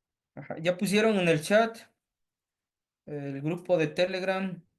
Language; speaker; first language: Spanish; native; Spanish